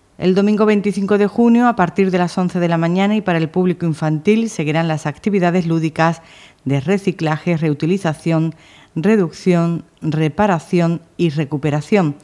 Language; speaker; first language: Spanish; native; Spanish